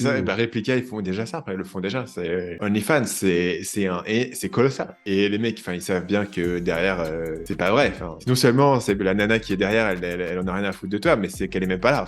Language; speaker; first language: French; native; French